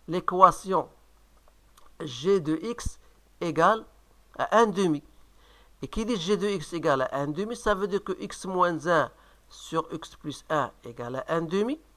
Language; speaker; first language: French; non-native, local second language; Arabic